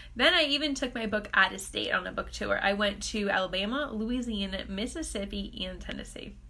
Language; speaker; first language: English; native; English